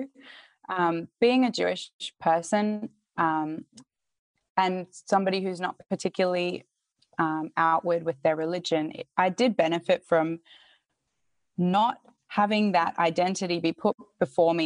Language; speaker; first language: English; native; English